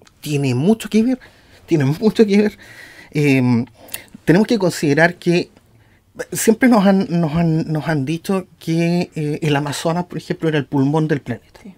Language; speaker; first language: Spanish; native; Spanish